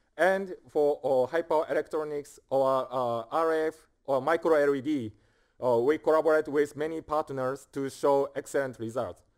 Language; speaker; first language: English; non-native, fluent; Japanese